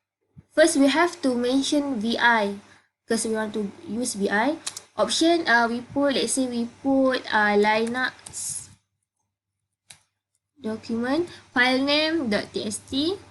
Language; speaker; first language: English; non-native, local second language; Malay